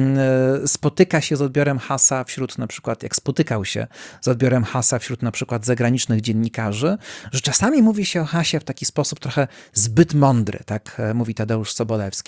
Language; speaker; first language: Polish; native; Polish